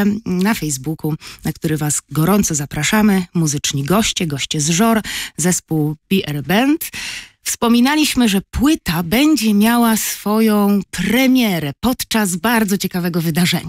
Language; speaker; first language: Polish; native; Polish